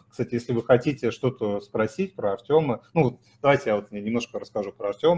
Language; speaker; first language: Russian; native; Russian